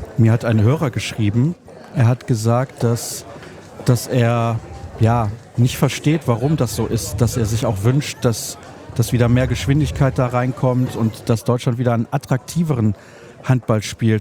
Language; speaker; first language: German; native; German